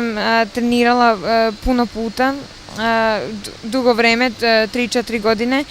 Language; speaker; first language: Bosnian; early bilingual, other home language; Serbian